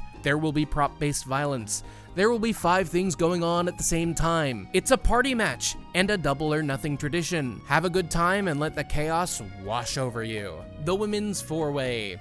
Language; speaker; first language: English; native; English